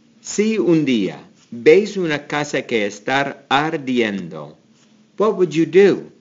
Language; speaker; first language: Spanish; non-native, fluent; English